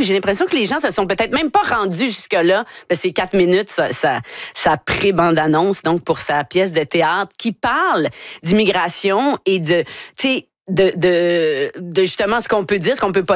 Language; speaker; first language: French; native; French